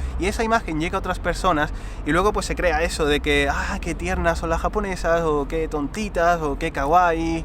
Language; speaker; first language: Spanish; native; Spanish